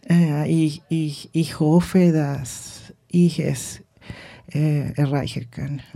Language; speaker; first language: German; non-native, learner; Spanish